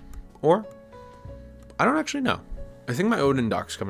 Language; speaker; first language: English; native; English